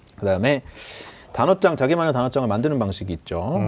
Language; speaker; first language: Korean; native; Korean